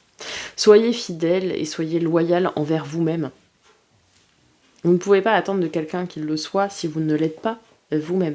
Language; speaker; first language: French; native; French